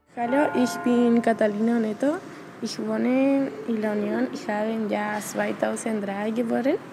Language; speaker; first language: German; non-native, learner; Spanish